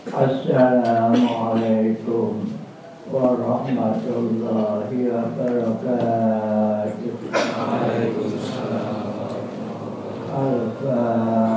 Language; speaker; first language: Arabic; non-native, fluent; Javanese